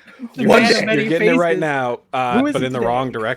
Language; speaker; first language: English; native; English